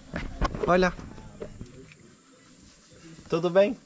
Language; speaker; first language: Spanish; non-native, learner; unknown